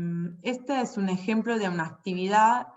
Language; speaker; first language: Spanish; non-native, fluent; Italian